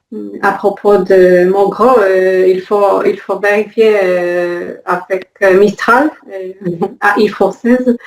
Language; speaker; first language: French; non-native, learner; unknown